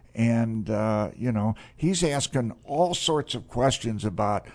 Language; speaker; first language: English; native; English